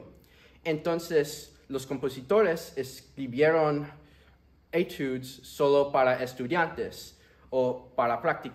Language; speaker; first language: Spanish; early bilingual, heritage; Spanish